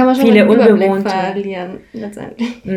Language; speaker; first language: German; native; German